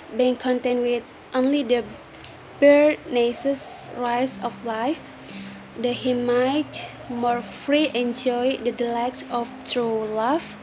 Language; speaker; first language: English; non-native, learner; Indonesian